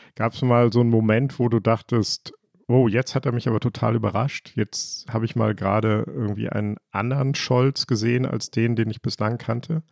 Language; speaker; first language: German; native; German